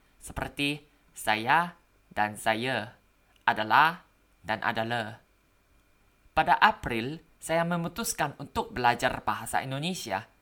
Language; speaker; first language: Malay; non-native, learner; Thai